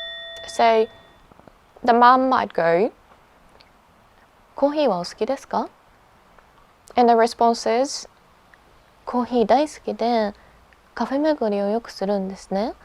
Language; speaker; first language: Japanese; early bilingual, heritage; Japanese